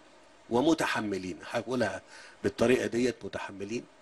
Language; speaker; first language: Arabic; native; Arabic